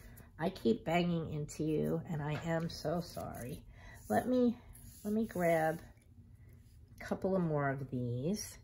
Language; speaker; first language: English; native; English